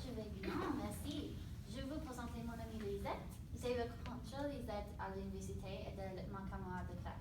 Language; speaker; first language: French; non-native, learner; English